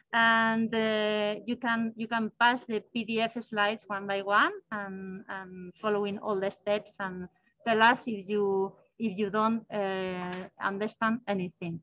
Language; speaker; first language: English; non-native, learner; Spanish